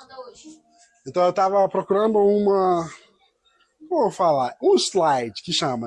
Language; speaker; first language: Portuguese; non-native, learner; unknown